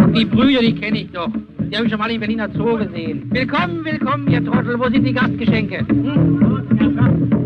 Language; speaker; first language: German; native; German